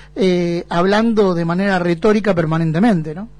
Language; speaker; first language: Spanish; native; Spanish